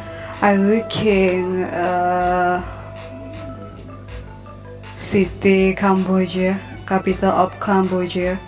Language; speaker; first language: English; non-native, learner; Indonesian